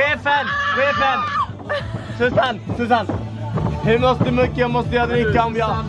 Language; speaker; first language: Swedish; native; Swedish